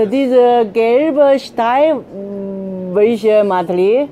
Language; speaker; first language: German; non-native, learner; Chinese